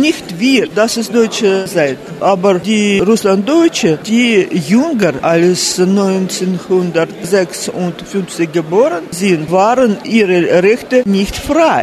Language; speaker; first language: German; non-native, fluent; Russian